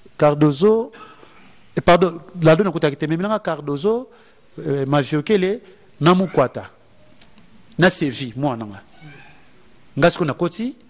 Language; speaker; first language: Lingala; native; Lingala